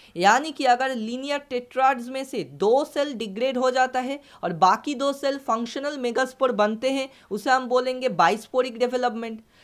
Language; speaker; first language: Hindi; non-native, local second language; Bangla